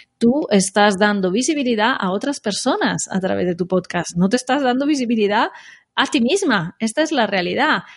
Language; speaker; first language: Spanish; non-native, fluent; Italian